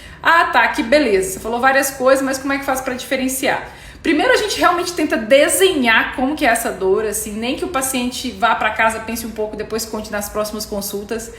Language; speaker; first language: Portuguese; native; Portuguese